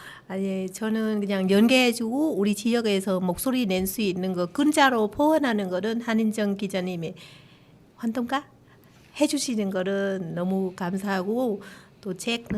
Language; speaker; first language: Korean; non-native, learner; Vietnamese